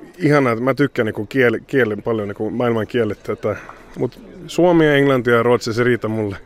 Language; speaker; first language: Finnish; early bilingual, heritage; Swedish